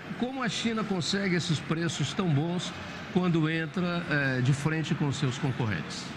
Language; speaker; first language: Portuguese; native; Portuguese